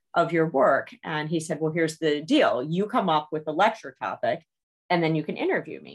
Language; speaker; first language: English; native; English